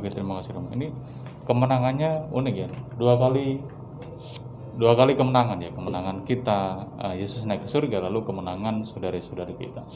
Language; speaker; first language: Indonesian; native; Indonesian